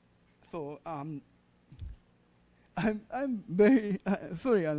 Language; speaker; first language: English; non-native, learner; Japanese